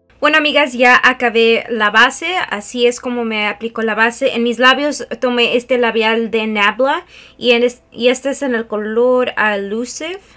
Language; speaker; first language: Spanish; early bilingual, heritage; Spanish